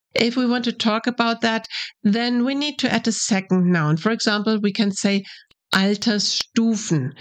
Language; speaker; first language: English; non-native, fluent; German